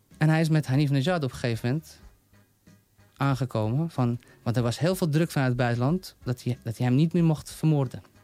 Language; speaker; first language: Dutch; non-native, fluent; Persian